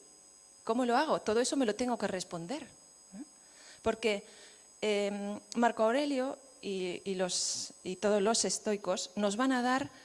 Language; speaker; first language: Spanish; native; Spanish